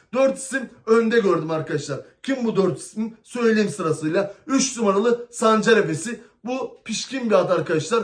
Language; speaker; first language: Turkish; native; Turkish